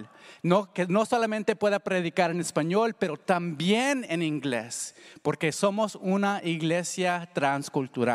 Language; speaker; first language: Spanish; early bilingual, heritage; Spanish